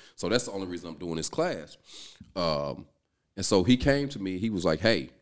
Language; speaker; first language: English; native; English